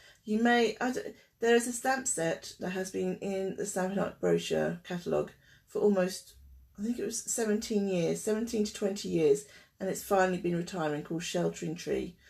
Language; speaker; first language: English; native; English